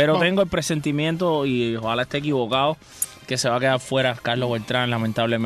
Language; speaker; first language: Spanish; native; Spanish